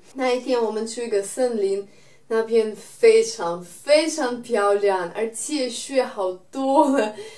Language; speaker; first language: Chinese; non-native, fluent; Russian